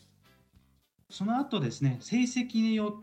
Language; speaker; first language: Japanese; non-native, fluent; Uzbek